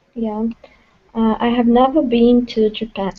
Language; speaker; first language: English; non-native, learner; Russian